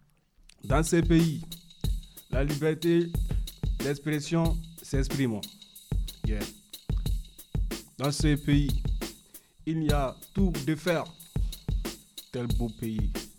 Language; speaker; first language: French; non-native, learner; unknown